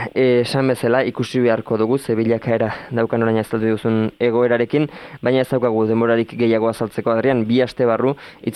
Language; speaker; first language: Basque; native; Basque